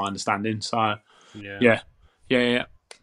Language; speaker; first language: English; native; English